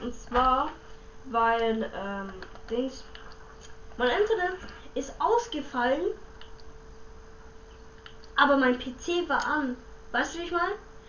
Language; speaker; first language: German; native; German